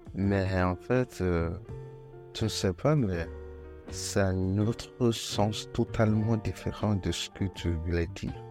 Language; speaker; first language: French; non-native, fluent; Yoruba